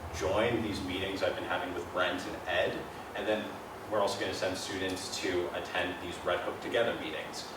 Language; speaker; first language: English; native; English